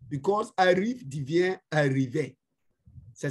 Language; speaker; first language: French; non-native, fluent; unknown